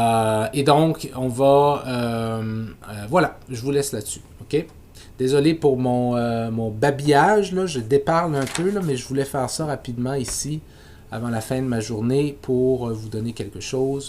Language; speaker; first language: French; native; French